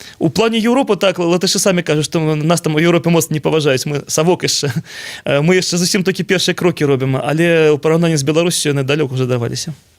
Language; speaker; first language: Belarusian; non-native, local second language; Russian